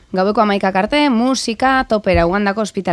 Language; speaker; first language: Basque; native; Basque